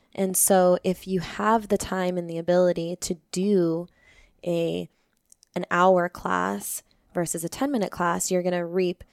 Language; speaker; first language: English; native; English